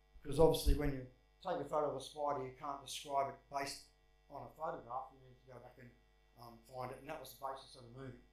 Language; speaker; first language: English; native; English